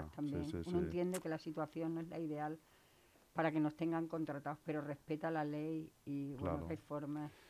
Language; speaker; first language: Spanish; native; Spanish